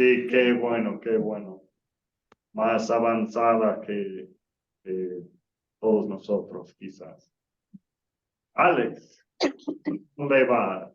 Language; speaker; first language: Spanish; non-native, fluent; English